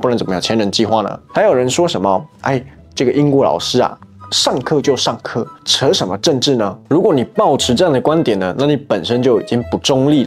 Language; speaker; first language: Chinese; native; Chinese